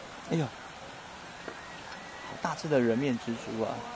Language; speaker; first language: Chinese; native; Chinese